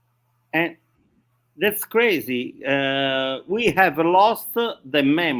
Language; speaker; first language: English; non-native, learner; Italian